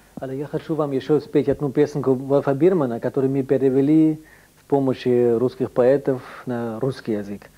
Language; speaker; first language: Russian; non-native, fluent; German